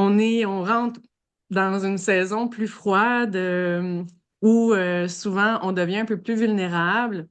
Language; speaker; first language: French; native; French